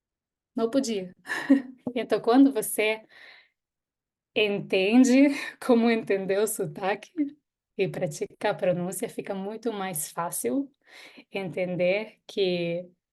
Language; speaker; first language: Portuguese; non-native, fluent; Hebrew